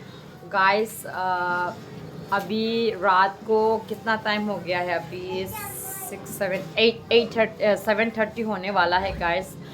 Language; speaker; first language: Hindi; non-native, local second language; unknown